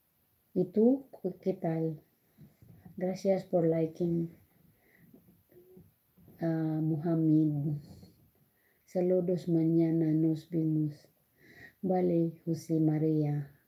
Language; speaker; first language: Spanish; non-native, learner; Filipino